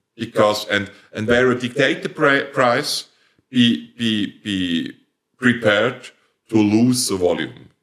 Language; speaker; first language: English; non-native, fluent; German